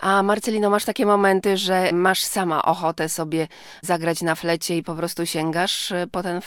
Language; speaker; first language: Polish; native; Polish